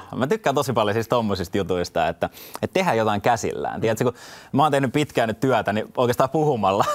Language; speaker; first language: Finnish; native; Finnish